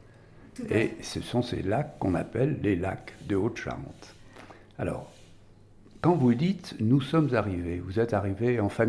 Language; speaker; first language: French; native; French